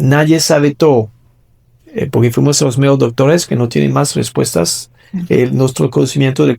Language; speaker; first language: Spanish; non-native, fluent; French